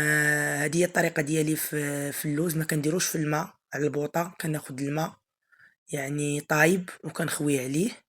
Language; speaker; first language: Arabic; native; Arabic